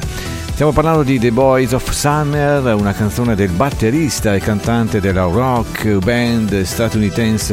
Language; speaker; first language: Italian; native; Italian